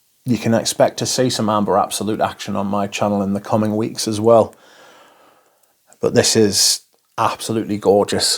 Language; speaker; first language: English; native; English